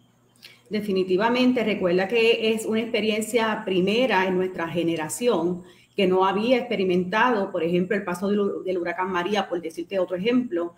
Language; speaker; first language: Spanish; native; Spanish